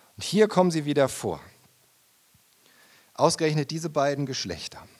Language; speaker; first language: German; native; German